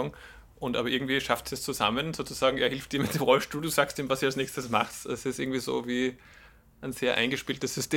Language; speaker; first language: German; native; German